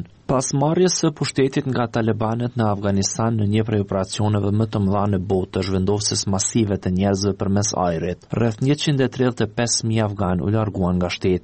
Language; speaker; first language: Albanian; native; Albanian